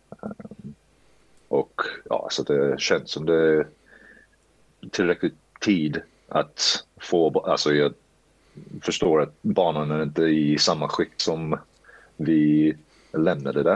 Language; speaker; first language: Swedish; early bilingual, heritage; Swedish